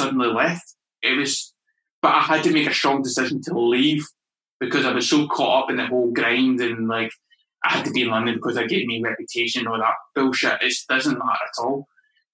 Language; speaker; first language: English; native; English